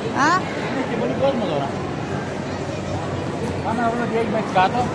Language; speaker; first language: Greek; early bilingual, other home language; Albanian